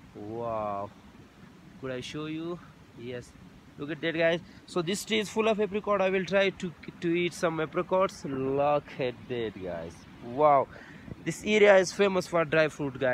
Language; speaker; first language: English; non-native, local second language; Urdu